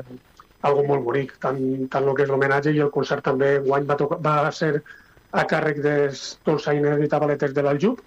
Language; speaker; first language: Catalan; native; Catalan